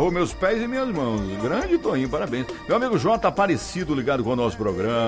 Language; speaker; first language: Portuguese; native; Portuguese